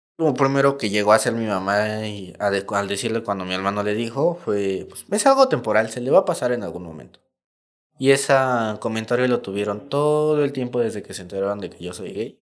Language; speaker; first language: Spanish; native; Spanish